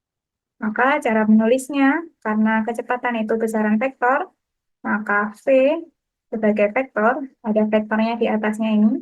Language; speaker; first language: Indonesian; native; Indonesian